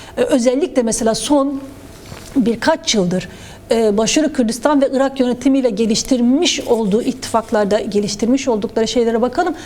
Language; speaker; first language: Turkish; non-native, local second language; Kurdish